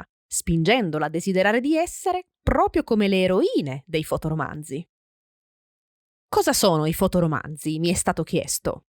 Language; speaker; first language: Italian; native; Italian